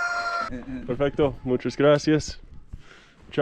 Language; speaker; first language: Spanish; non-native, learner; English